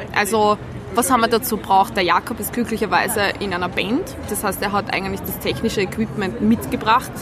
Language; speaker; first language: German; native; German